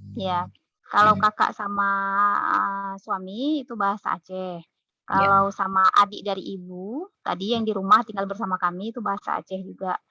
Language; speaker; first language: Indonesian; native; Indonesian